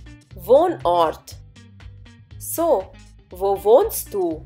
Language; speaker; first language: German; non-native, fluent; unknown